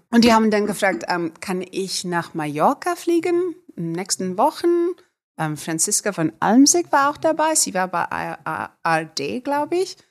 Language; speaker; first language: German; non-native, fluent; Afrikaans